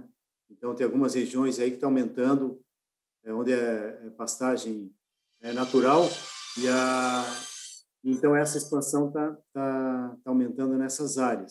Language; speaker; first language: Portuguese; native; Portuguese